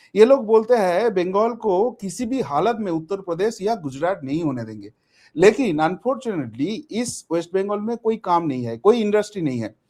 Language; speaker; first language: Hindi; non-native, local second language; Bangla